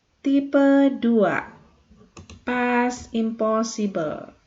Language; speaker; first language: English; non-native, fluent; Indonesian